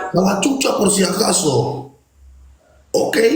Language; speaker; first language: Spanish; native; Spanish